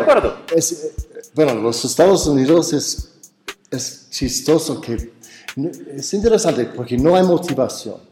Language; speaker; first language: Spanish; non-native, fluent; English